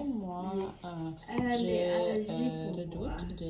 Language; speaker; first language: French; non-native, learner; Vietnamese